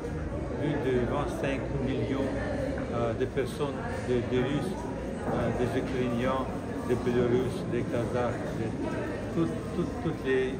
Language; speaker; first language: French; non-native, fluent; Russian